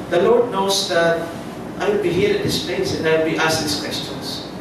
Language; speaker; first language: English; non-native, local second language; Filipino